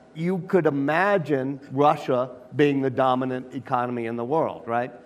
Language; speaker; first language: English; native; English